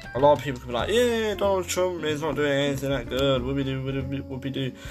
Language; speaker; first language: English; native; English